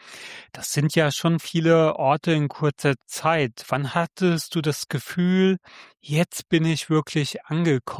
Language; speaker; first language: German; native; German